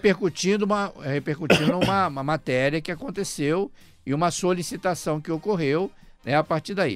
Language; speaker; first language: Portuguese; native; Portuguese